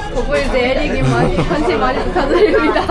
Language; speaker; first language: Korean; non-native, learner; Chinese